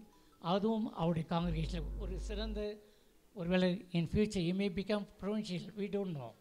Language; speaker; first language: Tamil; native; Tamil